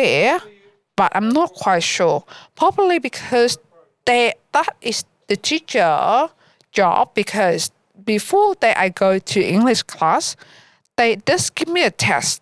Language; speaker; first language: English; non-native, learner; Vietnamese